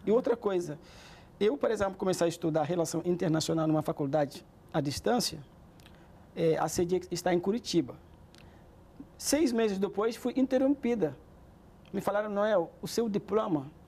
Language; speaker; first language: Portuguese; non-native, fluent; Wolof